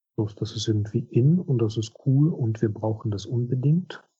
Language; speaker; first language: German; non-native, fluent; Russian